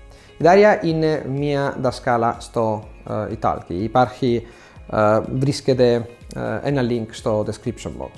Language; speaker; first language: Greek; non-native, fluent; Italian